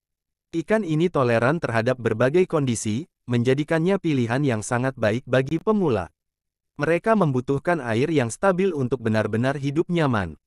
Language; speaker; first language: Indonesian; native; Indonesian